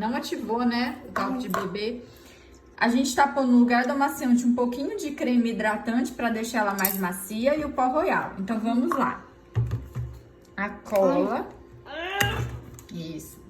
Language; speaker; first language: Portuguese; native; Portuguese